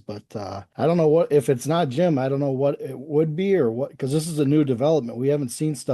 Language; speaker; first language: English; native; English